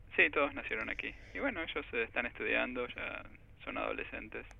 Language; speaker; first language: Spanish; native; Spanish